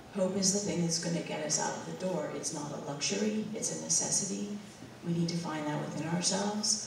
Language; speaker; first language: English; native; English